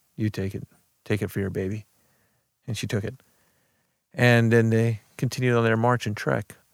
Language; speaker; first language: English; early bilingual, other home language; Arabic